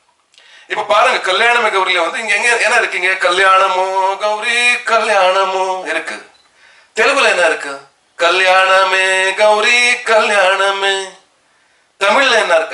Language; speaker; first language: Tamil; non-native, learner; Kannada